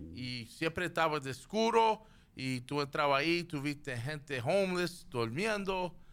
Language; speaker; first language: Spanish; early bilingual, heritage; Spanish